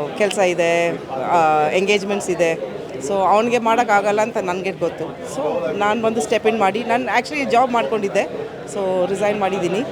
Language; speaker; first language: Kannada; non-native, fluent; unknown